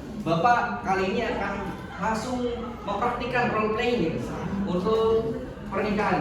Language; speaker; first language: Indonesian; native; Indonesian